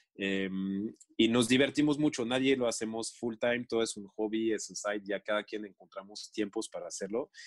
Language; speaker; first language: Spanish; non-native, fluent; French